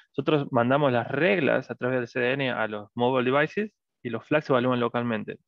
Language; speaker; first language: Spanish; native; Spanish